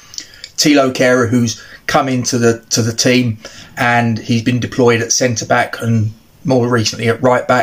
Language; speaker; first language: English; native; English